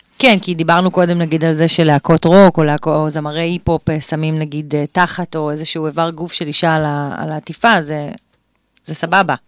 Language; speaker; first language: Hebrew; native; Hebrew